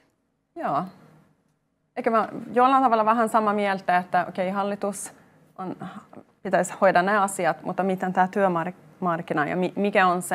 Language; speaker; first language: Finnish; non-native, local second language; Swedish